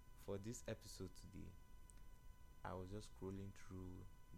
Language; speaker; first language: English; non-native, local second language; Igbo